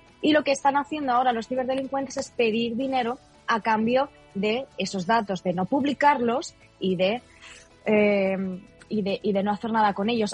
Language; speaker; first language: Spanish; native; Spanish